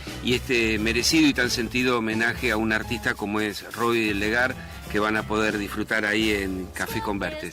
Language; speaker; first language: Spanish; native; Spanish